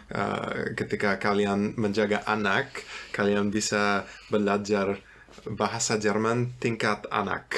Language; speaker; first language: Indonesian; non-native, fluent; German